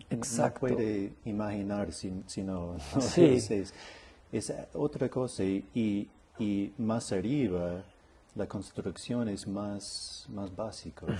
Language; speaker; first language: Spanish; non-native, learner; English